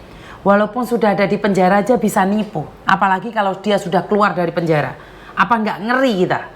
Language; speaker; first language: Indonesian; non-native, local second language; Javanese